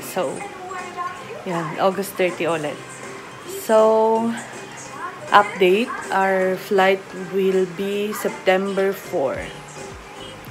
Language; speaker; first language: English; non-native, local second language; Filipino